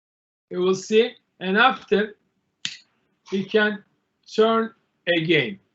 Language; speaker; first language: English; non-native, learner; Turkish